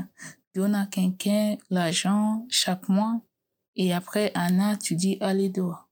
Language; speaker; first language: French; non-native, learner; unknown